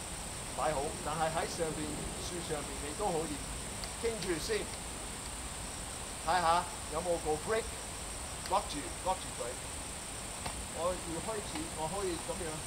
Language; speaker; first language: Cantonese; non-native, learner; English